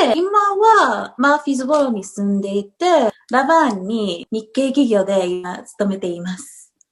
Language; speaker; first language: Japanese; non-native, fluent; English